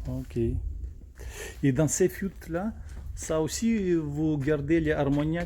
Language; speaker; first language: French; non-native, learner; Russian